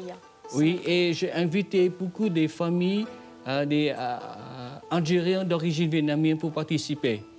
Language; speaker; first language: French; non-native, fluent; Vietnamese